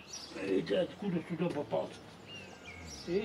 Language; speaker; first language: Russian; non-native, local second language; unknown